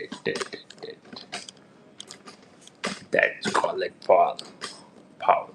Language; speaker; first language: English; non-native, learner; Nepali